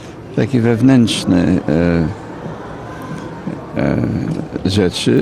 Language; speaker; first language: Polish; non-native, fluent; English